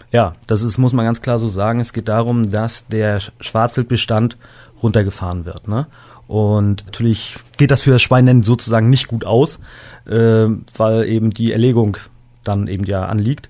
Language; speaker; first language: German; native; German